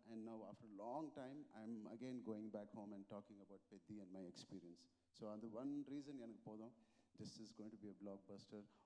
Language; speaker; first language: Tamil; non-native, local second language; Telugu